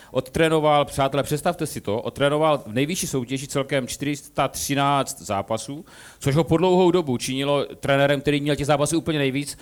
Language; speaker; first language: Czech; native; Czech